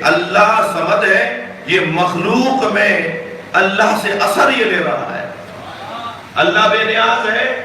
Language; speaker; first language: Urdu; native; Urdu